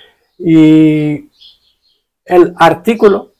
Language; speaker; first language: Spanish; non-native, fluent; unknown